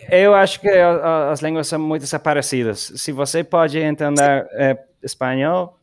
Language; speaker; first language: Portuguese; non-native, learner; English